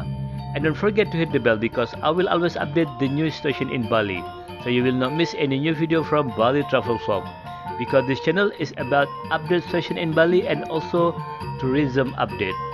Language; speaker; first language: English; non-native, fluent; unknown